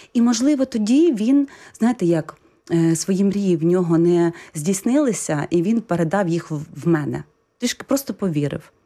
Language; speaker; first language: Ukrainian; native; Ukrainian